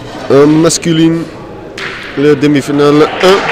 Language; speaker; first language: French; non-native, learner; Dutch